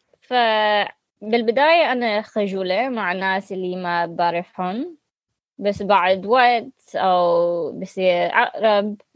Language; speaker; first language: Arabic; non-native, learner; English